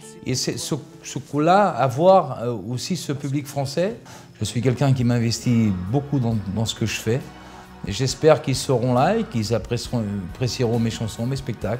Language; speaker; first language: French; early bilingual, other home language; Portuguese